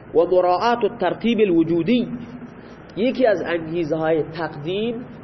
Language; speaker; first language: Persian; non-native, local second language; Baluchi